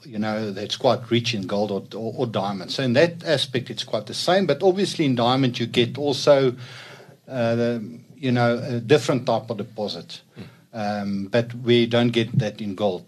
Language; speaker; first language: English; non-native, local second language; Afrikaans